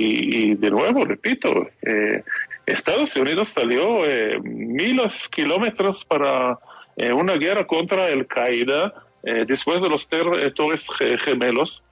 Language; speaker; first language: Spanish; non-native, fluent; Hebrew